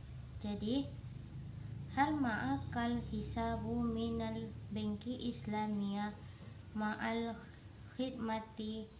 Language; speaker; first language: Arabic; non-native, learner; Indonesian